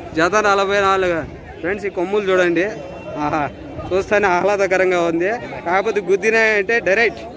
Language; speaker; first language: Telugu; native; Telugu